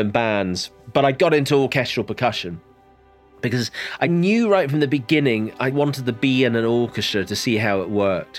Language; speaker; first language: English; native; English